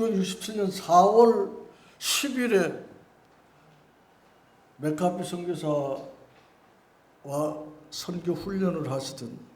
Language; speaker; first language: Korean; native; Korean